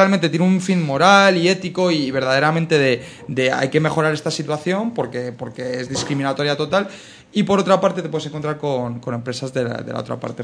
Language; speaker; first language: Spanish; native; Spanish